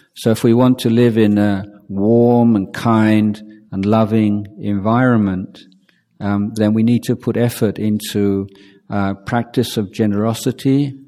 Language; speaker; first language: English; native; English